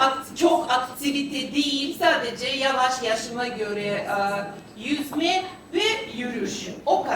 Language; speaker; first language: Turkish; non-native, fluent; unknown